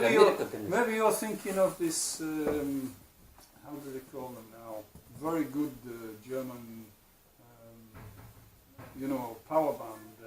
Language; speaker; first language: English; non-native, fluent; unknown